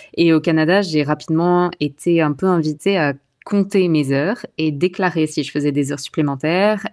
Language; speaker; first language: French; native; French